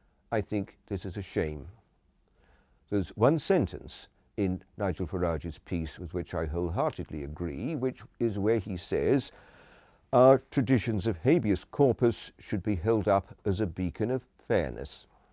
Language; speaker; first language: English; native; English